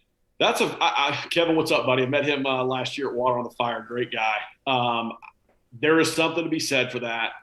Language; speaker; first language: English; native; English